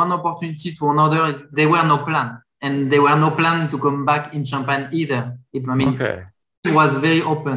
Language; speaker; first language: English; non-native, fluent; French